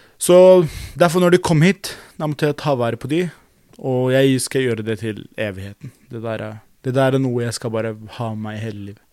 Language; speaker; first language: Norwegian; non-native, fluent; Arabic